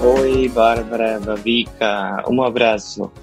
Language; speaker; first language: Portuguese; non-native, learner; Spanish